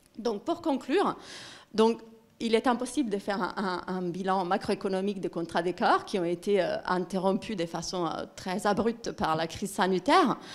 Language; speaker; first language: French; non-native, fluent; Italian